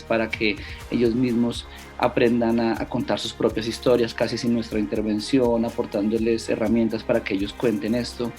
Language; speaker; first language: Spanish; native; Spanish